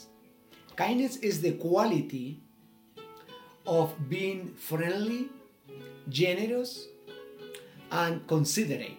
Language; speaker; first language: English; non-native, learner; Spanish